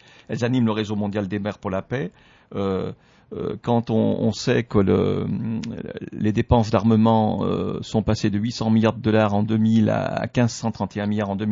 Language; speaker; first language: French; native; French